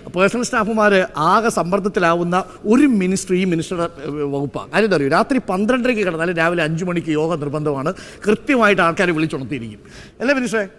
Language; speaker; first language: Malayalam; native; Malayalam